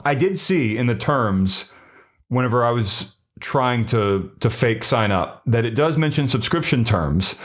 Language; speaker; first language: English; native; English